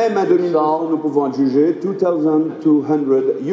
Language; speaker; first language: French; native; French